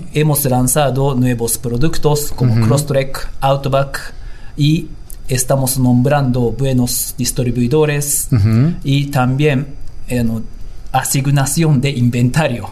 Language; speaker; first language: Spanish; non-native, learner; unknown